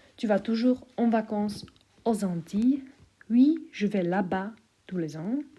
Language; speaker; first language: French; non-native, fluent; Czech